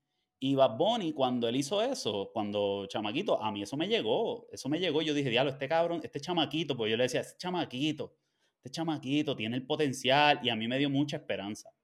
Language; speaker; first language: Spanish; native; Spanish